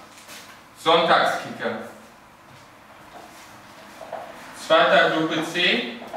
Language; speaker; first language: German; early bilingual, other home language; Turkish